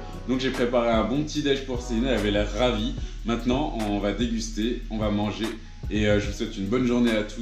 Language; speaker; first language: French; native; French